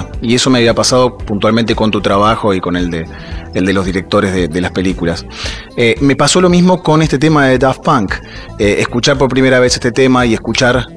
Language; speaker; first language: Spanish; native; Spanish